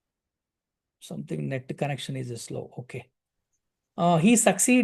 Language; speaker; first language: English; non-native, local second language; Telugu